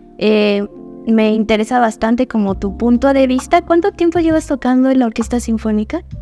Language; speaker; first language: Spanish; native; Spanish